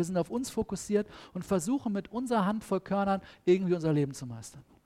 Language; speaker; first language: German; native; German